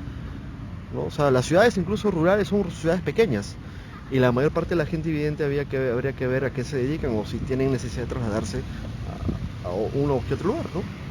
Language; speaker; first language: Spanish; native; Spanish